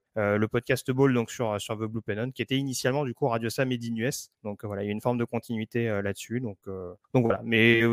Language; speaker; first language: French; native; French